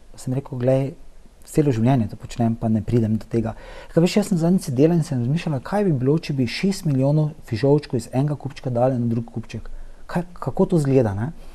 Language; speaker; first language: Slovenian; native; Slovenian